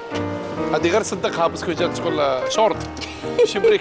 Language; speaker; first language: Arabic; native; Arabic